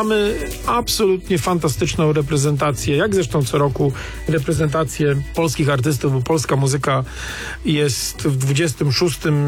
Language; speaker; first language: Polish; native; Polish